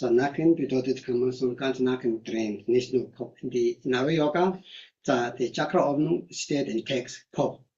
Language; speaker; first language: German; non-native, learner; Tibetan